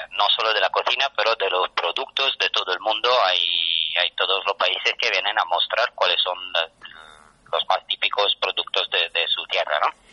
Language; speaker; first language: Spanish; non-native, fluent; Italian